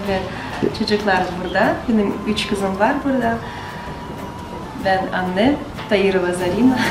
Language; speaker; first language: Turkish; non-native, learner; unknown